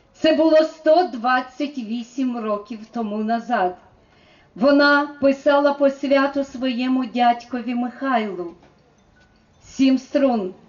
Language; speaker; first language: Ukrainian; native; Ukrainian